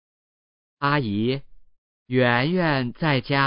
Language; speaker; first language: Chinese; native; Chinese